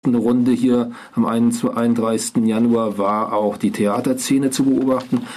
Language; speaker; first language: German; native; German